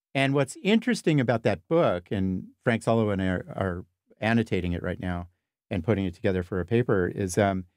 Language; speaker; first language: English; native; English